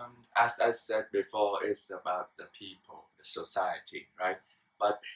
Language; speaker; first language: English; non-native, fluent; Vietnamese